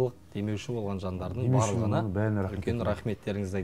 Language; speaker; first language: Kazakh; native; Kazakh